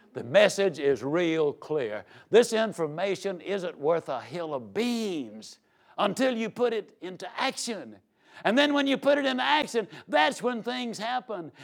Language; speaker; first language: English; native; English